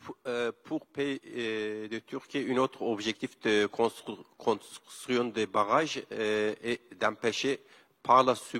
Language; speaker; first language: French; non-native, learner; Kurdish